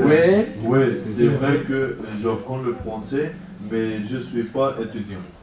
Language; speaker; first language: French; non-native, learner; Kurdish